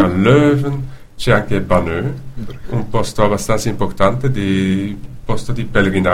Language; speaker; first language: Italian; non-native, fluent; Dutch